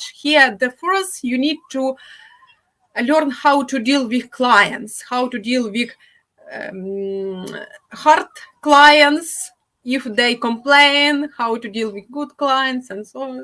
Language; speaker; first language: English; non-native, fluent; Ukrainian